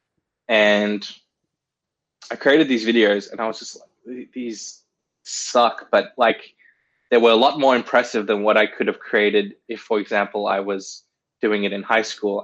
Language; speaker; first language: English; native; English